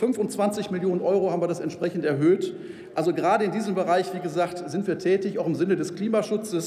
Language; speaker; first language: German; native; German